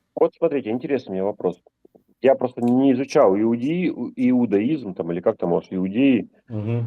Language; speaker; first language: Russian; native; Russian